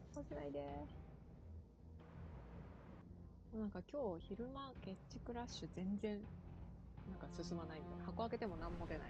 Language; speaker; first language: Japanese; native; Japanese